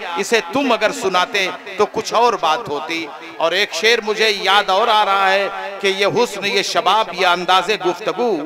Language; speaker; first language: Hindi; native; Hindi